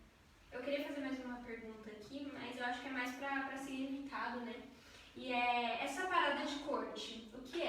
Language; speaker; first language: Portuguese; native; Portuguese